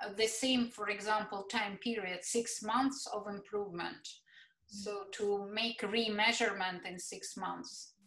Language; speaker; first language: English; non-native, fluent; Latvian